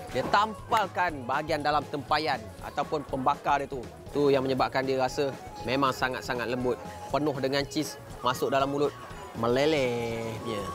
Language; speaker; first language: Malay; native; Malay